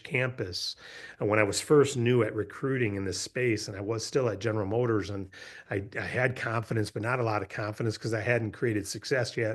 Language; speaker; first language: English; native; English